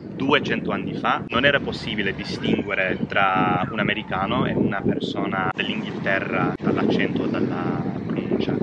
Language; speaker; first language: Italian; non-native, fluent; English